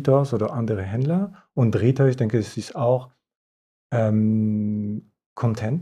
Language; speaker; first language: German; non-native, fluent; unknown